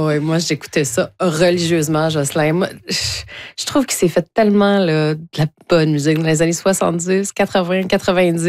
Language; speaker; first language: French; native; French